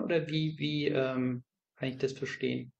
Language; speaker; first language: German; native; German